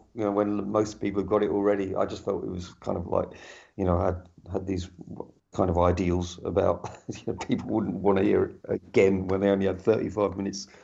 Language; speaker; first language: English; native; English